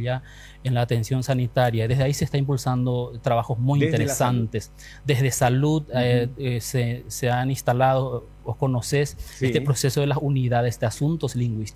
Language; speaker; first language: Spanish; non-native, local second language; Guarani